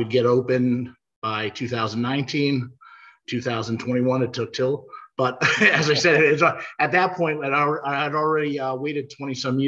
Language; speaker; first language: English; native; English